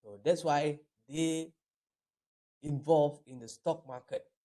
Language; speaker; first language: English; non-native, local second language; Malay